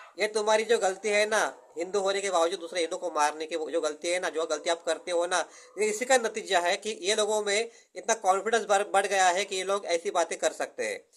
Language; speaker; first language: Hindi; non-native, local second language; Marathi